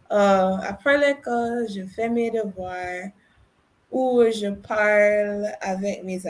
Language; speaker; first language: French; non-native, learner; English